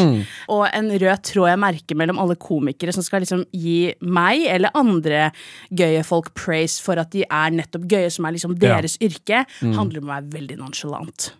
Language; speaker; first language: Norwegian; native; Norwegian